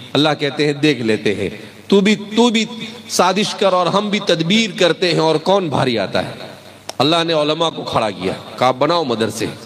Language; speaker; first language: Urdu; non-native, local second language; Gujarati